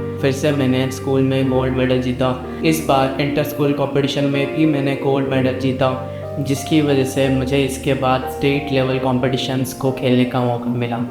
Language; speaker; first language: Hindi; native; Hindi